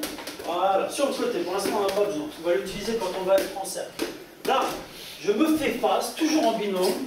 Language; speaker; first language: French; native; French